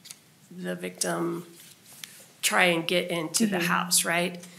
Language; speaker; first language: English; native; English